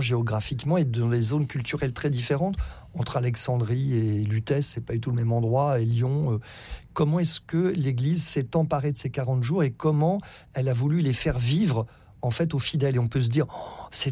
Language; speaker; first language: French; native; French